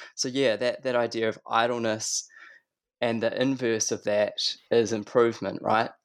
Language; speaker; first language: English; native; English